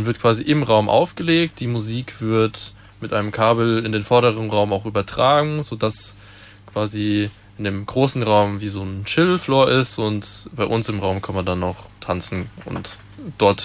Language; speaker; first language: German; native; German